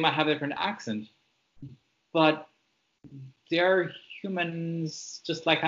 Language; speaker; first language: English; non-native, fluent; French